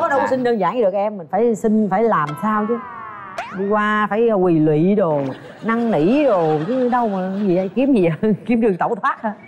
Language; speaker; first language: Vietnamese; native; Vietnamese